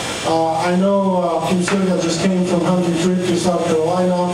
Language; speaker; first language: English; non-native, fluent; Polish